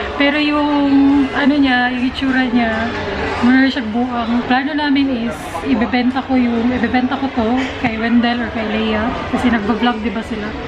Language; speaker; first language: Filipino; non-native, local second language; Cebuano